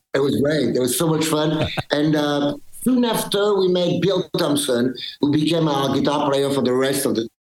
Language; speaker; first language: English; early bilingual, other home language; French